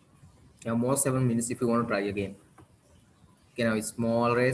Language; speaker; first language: English; non-native, local second language; Sinhala